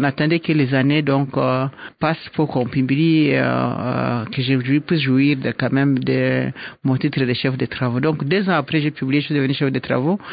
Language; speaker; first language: French; non-native, local second language; Swahili